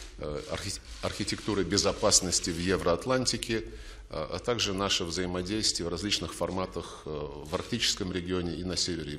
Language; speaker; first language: Russian; native; Russian